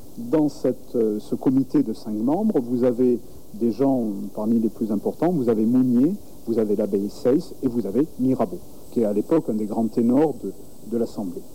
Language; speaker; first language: French; native; French